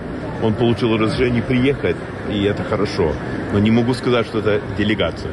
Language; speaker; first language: Russian; non-native, learner; English